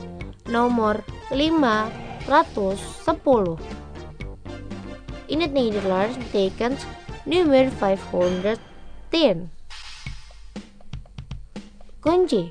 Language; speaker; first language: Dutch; non-native, learner; Indonesian